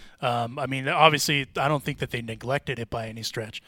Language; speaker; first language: English; early bilingual, other home language; Spanish